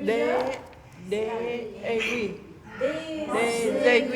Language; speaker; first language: French; native; French